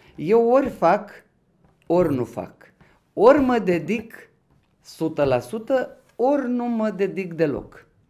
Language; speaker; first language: Romanian; non-native, local second language; Ukrainian